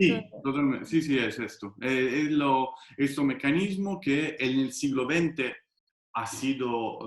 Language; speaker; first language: Spanish; non-native, fluent; Italian